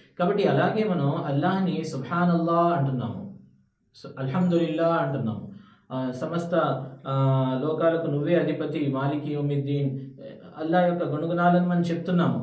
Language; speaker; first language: Telugu; non-native, local second language; Urdu